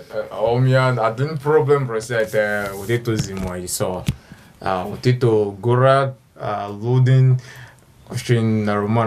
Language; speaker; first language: Russian; non-native, learner; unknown